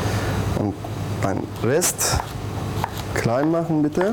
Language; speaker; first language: German; non-native, learner; Turkish